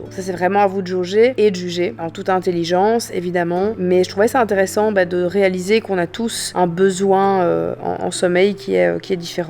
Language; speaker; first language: French; native; French